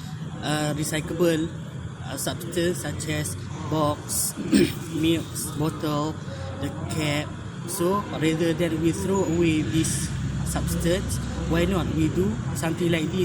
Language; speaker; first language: English; non-native, learner; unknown